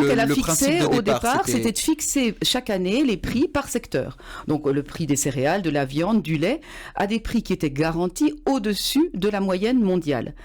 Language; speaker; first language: French; native; French